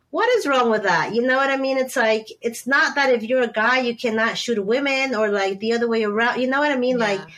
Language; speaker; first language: English; non-native, fluent; Spanish